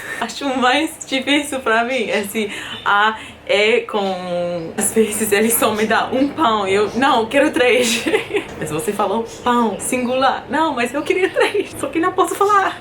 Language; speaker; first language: Portuguese; non-native, fluent; English